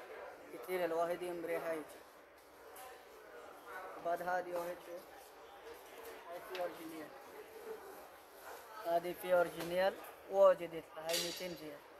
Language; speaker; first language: Arabic; non-native, learner; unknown